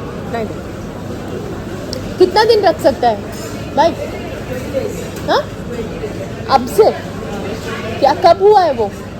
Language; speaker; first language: Hindi; non-native, local second language; Kannada